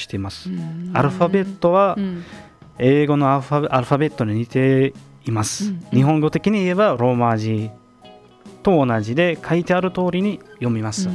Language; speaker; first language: Japanese; non-native, fluent; Uzbek